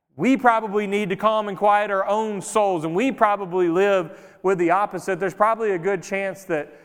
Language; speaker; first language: English; native; English